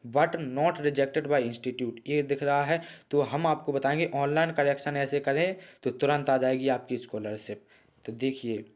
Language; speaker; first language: Hindi; native; Hindi